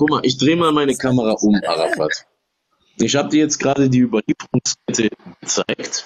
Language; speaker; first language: German; native; German